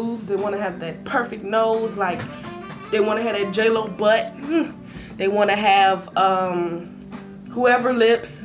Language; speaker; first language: English; native; English